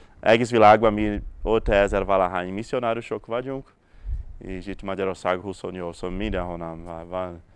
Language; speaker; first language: Hungarian; non-native, fluent; Portuguese